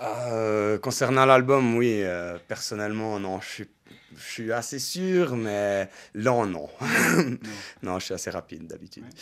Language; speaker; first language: French; native; French